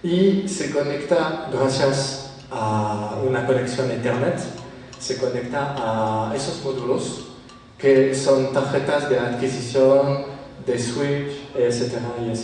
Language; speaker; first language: Spanish; non-native, fluent; French